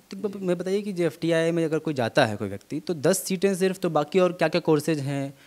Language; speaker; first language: Hindi; native; Hindi